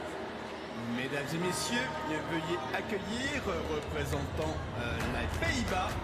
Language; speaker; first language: French; native; French